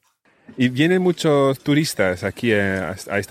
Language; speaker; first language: Spanish; non-native, fluent; English